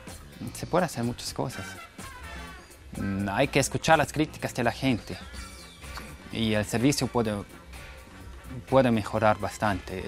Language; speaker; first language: Spanish; non-native, fluent; German